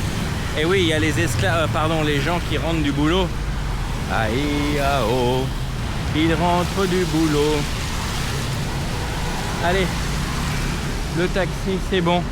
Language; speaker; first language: French; native; French